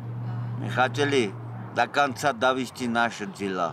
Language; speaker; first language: Russian; non-native, local second language; Armenian